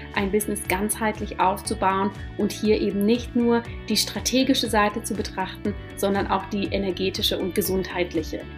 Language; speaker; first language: German; native; German